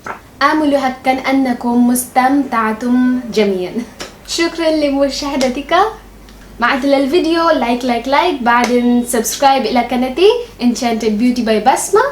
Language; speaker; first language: Arabic; non-native, local second language; Bangla